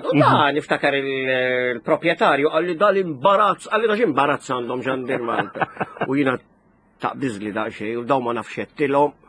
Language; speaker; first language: Maltese; native; Maltese